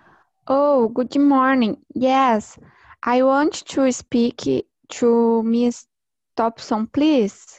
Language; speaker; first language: English; non-native, learner; Portuguese